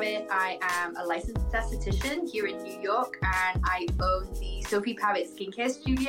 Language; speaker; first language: English; native; English